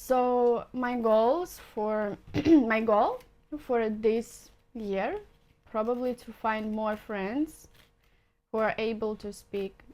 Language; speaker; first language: English; non-native, fluent; Russian